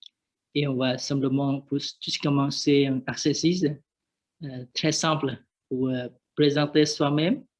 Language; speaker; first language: French; non-native, learner; Vietnamese